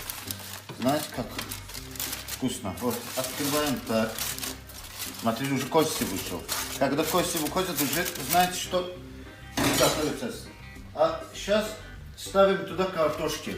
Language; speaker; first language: Russian; non-native, local second language; Azerbaijani